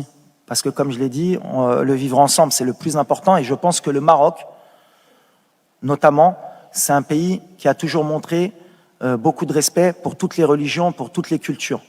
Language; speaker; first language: French; native; French